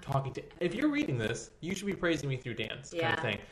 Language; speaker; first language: English; early bilingual, other home language; Spanish